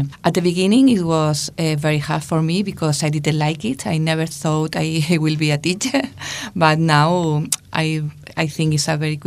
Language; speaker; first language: English; non-native, learner; Spanish